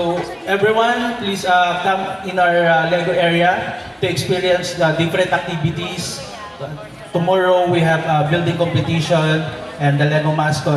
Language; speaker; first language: English; non-native, local second language; Filipino